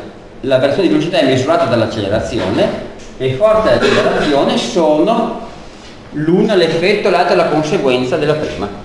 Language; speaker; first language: Italian; native; Italian